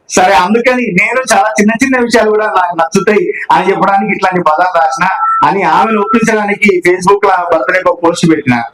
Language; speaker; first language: Telugu; native; Telugu